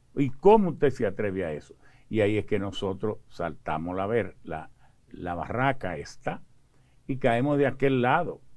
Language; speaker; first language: Spanish; early bilingual, other home language; French